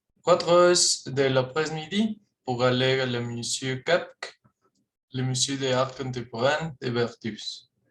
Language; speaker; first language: French; non-native, learner; Spanish